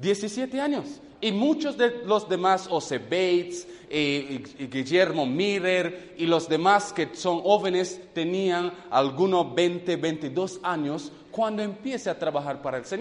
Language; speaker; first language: Spanish; non-native, fluent; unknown